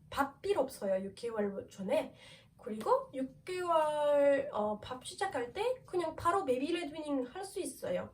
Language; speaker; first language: Korean; non-native, learner; French